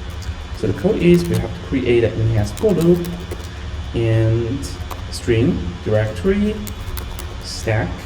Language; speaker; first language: English; non-native, fluent; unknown